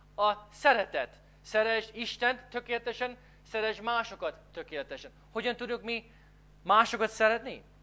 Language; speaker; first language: Hungarian; non-native, fluent; English